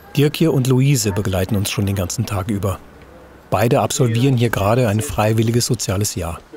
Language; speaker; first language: German; native; German